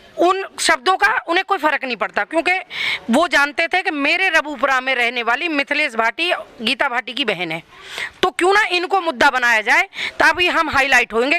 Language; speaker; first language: Hindi; native; Hindi